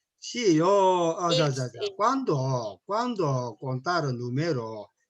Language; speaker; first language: Spanish; non-native, learner; Korean